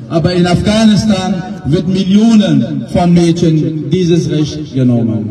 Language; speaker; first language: German; non-native, fluent; Pashto